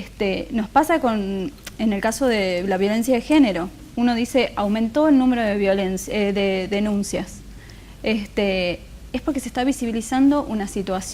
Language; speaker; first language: Spanish; native; Spanish